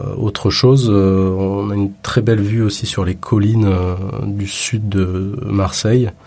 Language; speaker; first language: French; native; French